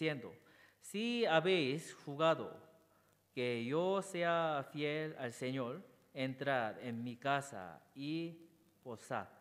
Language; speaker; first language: Spanish; non-native, learner; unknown